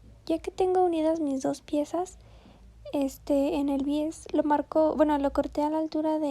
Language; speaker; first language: Spanish; native; Spanish